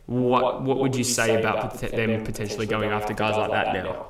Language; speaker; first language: English; native; English